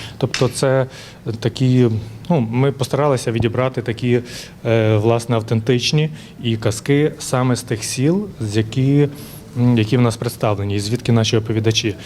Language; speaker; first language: Ukrainian; native; Ukrainian